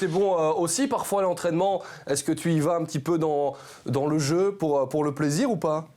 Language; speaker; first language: French; native; French